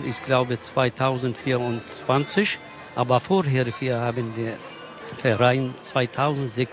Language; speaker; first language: German; non-native, learner; Kurdish